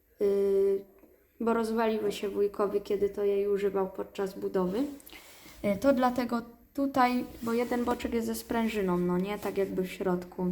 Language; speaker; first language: Polish; native; Polish